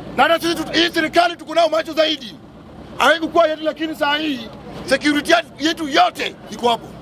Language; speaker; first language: Swahili; non-native, local second language; Luo (Kenya and Tanzania)